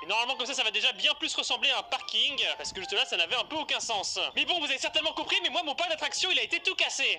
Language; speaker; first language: French; native; French